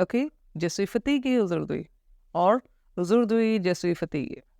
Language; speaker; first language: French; non-native, fluent; Hindi